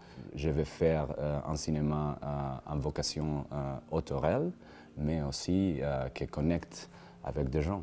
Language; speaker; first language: French; non-native, learner; Spanish